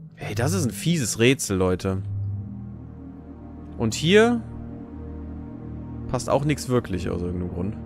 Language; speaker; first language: German; native; German